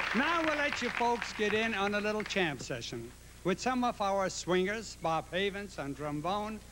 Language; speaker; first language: English; native; English